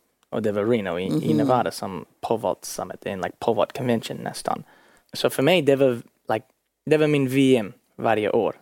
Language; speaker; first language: Swedish; early bilingual, heritage; English